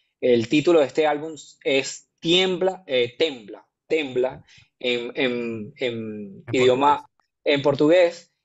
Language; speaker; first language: Spanish; native; Spanish